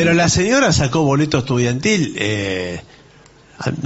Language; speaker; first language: Spanish; native; Spanish